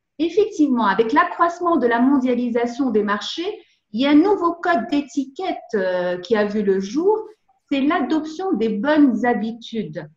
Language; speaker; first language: French; non-native, local second language; Arabic